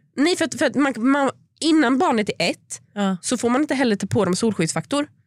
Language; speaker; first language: Swedish; native; Swedish